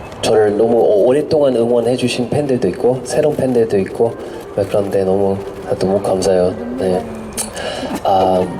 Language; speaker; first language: Korean; non-native, fluent; English